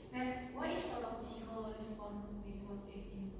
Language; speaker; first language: English; non-native, learner; Indonesian